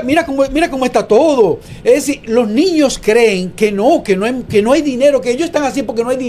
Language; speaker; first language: Spanish; native; Spanish